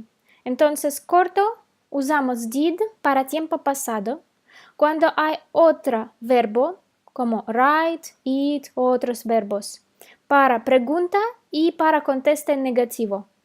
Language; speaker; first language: Spanish; non-native, fluent; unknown